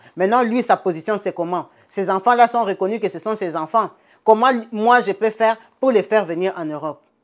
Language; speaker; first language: French; non-native, local second language; Lingala